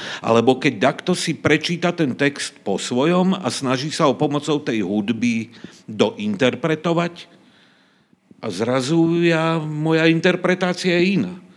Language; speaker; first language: Slovak; native; Slovak